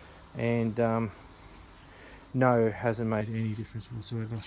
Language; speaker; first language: English; native; English